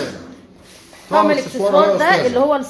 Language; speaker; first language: Arabic; native; Arabic